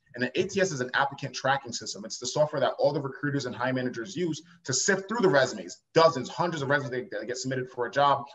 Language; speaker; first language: English; native; English